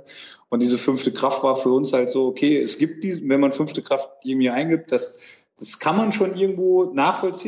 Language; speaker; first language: German; native; German